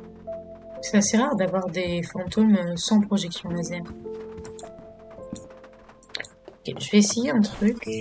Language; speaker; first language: French; native; French